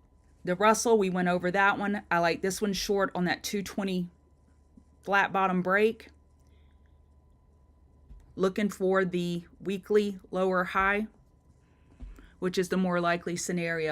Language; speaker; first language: English; native; English